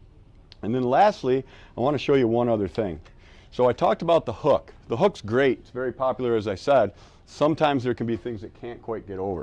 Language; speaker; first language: English; native; English